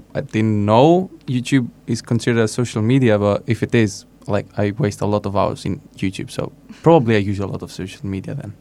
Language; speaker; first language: English; non-native, fluent; Greek